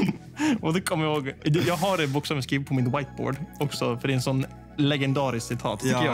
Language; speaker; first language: Swedish; non-native, fluent; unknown